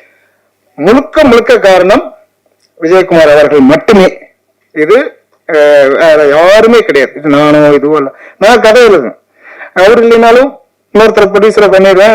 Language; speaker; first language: Tamil; native; Tamil